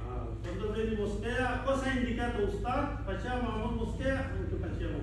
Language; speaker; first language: Italian; non-native, learner; Bangla